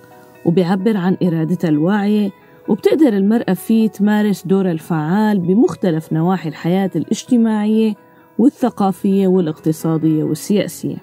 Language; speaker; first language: Arabic; native; Arabic